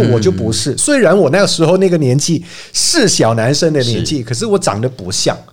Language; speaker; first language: Chinese; non-native, fluent; Cantonese